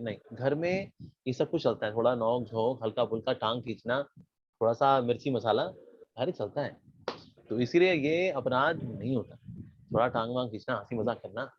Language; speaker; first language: Hindi; native; Hindi